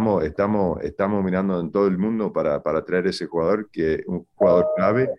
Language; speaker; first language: Spanish; early bilingual, heritage; Spanish